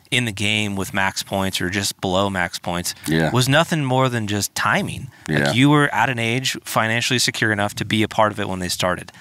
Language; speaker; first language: English; native; English